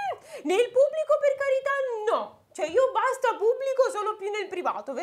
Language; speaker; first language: Italian; native; Italian